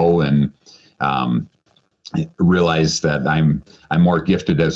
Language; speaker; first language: English; native; English